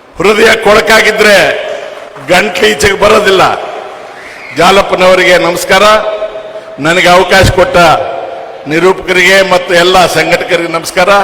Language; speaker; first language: Kannada; native; Kannada